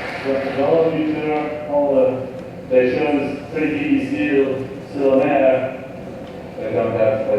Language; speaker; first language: French; non-native, learner; English